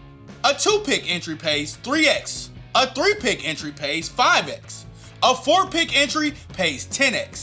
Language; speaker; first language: English; native; English